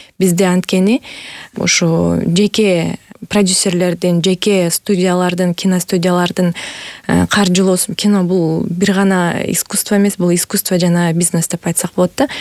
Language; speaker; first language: Kyrgyz; native; Kyrgyz